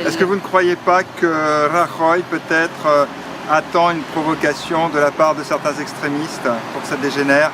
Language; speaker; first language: French; native; French